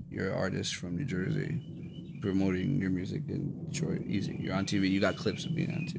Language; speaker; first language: English; native; English